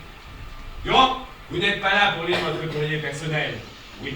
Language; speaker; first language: French; native; French